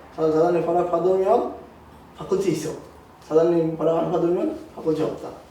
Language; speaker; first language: Korean; non-native, learner; Bangla